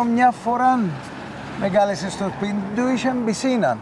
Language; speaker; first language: Greek; early bilingual, heritage; Greek